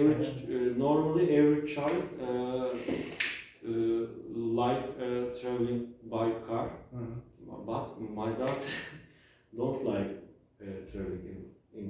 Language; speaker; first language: English; non-native, learner; Turkish